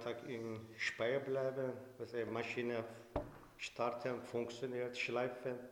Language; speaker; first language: German; non-native, learner; Turkish